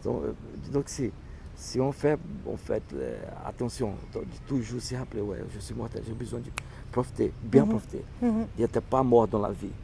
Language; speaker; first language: French; non-native, learner; Portuguese